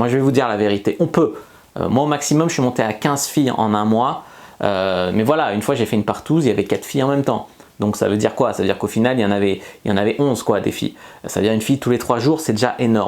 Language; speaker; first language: French; native; French